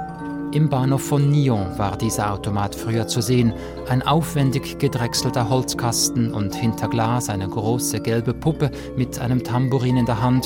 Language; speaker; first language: German; native; German